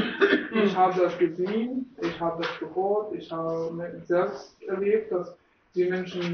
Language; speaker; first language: German; non-native, learner; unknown